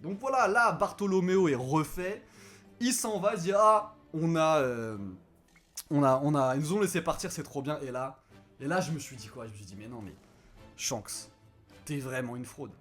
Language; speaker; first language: French; native; French